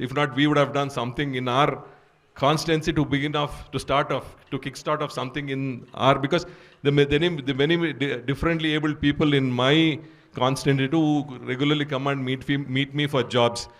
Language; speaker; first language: English; non-native, local second language; Telugu